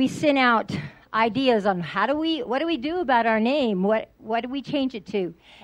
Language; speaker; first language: English; native; English